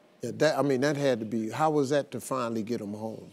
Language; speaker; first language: English; native; English